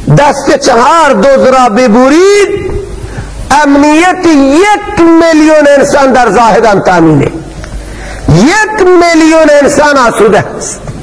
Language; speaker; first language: Persian; non-native, local second language; Baluchi